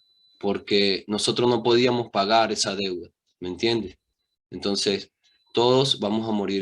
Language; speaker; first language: Spanish; native; Spanish